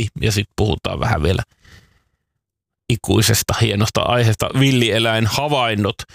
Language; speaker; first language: Finnish; native; Finnish